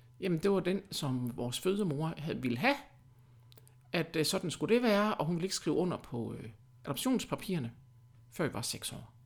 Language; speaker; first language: Danish; early bilingual, other home language; German